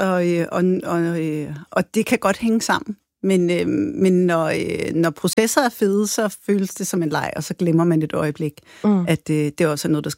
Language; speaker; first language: Danish; native; Danish